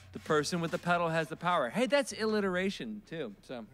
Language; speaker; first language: English; native; English